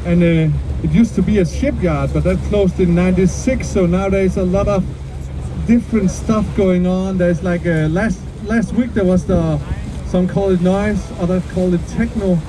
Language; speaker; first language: English; non-native, fluent; Danish